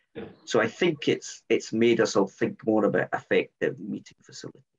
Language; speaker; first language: English; native; English